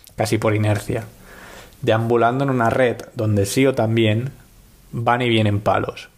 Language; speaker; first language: Spanish; native; Spanish